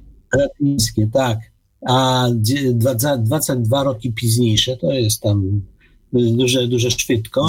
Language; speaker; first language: Polish; non-native, fluent; Ukrainian